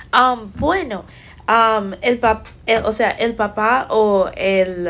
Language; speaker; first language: Spanish; non-native, learner; English